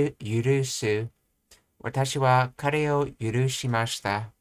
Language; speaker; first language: Japanese; non-native, learner; English